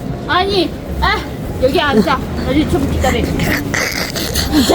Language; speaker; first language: Korean; non-native, learner; Filipino